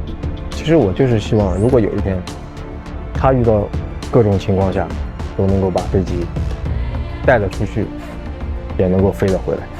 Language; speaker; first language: Chinese; native; Chinese